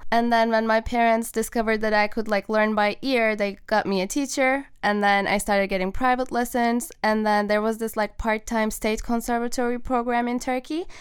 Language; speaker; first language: English; non-native, fluent; Turkish